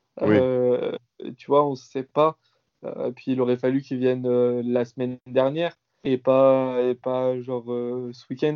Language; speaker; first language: French; native; French